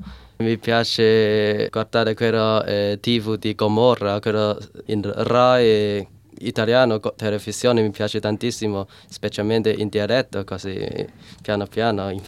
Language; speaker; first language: Italian; non-native, learner; Cantonese